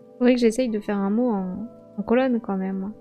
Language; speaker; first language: French; native; French